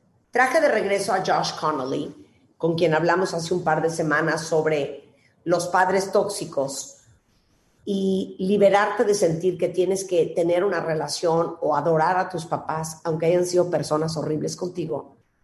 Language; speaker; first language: Spanish; native; Spanish